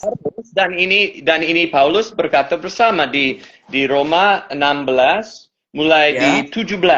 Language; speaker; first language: Indonesian; non-native, fluent; English